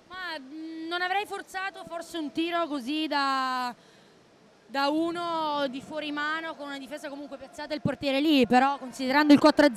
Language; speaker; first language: Italian; native; Italian